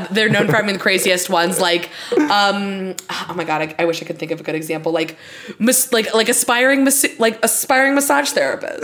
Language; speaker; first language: English; native; English